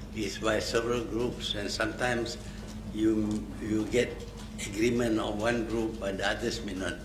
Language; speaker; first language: English; non-native, local second language; Malay